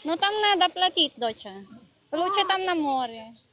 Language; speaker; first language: Russian; non-native, learner; Filipino